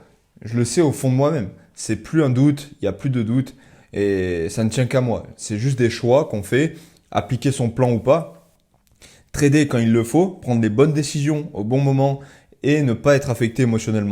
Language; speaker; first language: French; native; French